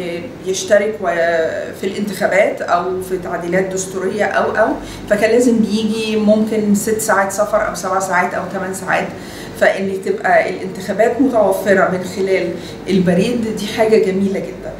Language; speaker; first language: Arabic; native; Arabic